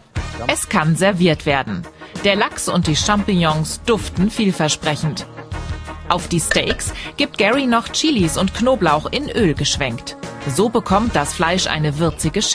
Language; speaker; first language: German; native; German